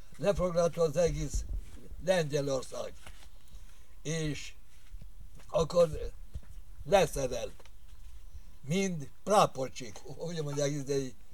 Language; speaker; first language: Hungarian; non-native, local second language; Rusyn